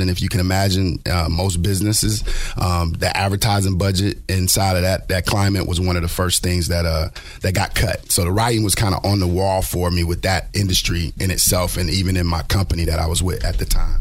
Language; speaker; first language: English; native; English